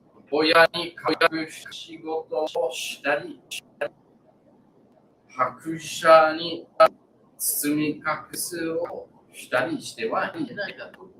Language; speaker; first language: Japanese; non-native, learner; English